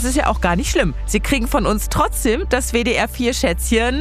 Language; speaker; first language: German; native; German